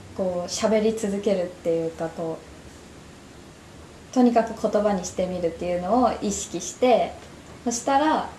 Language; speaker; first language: Japanese; native; Japanese